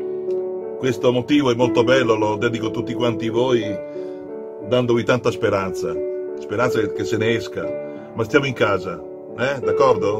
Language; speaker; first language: Italian; native; Italian